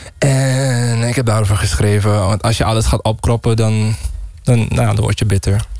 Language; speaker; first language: Dutch; native; Dutch